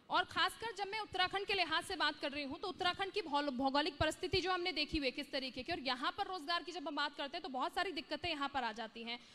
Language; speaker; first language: Hindi; native; Hindi